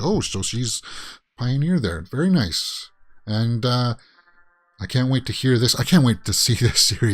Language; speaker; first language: English; native; English